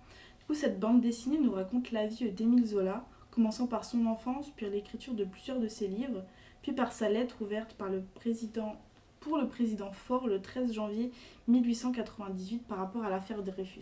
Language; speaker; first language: French; native; French